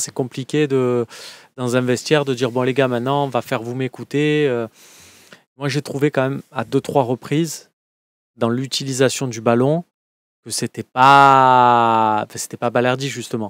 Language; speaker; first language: French; native; French